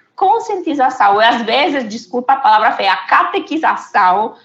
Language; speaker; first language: Portuguese; non-native, fluent; Italian